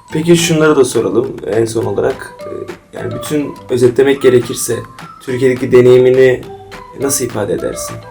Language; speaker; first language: Turkish; native; Turkish